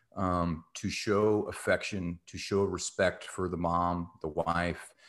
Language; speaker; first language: English; native; English